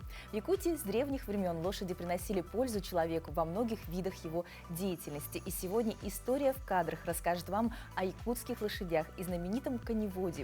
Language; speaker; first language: Russian; native; Russian